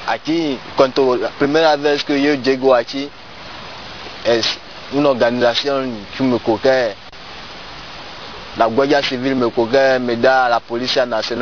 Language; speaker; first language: Spanish; non-native, learner; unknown